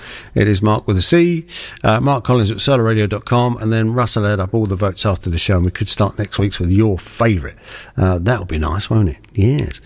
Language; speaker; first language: English; native; English